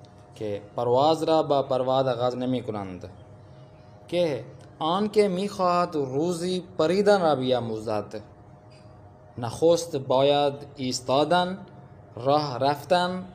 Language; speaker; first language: Persian; non-native, fluent; Urdu